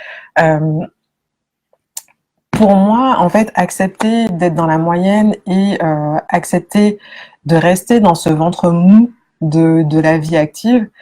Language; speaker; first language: French; native; French